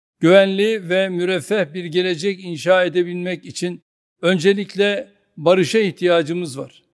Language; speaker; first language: Turkish; native; Turkish